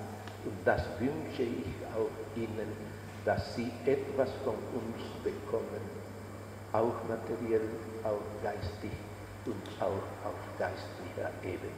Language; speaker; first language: German; non-native, fluent; Spanish